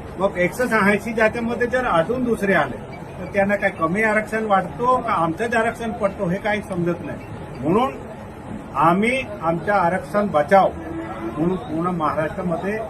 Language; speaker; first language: Marathi; non-native, local second language; Bhili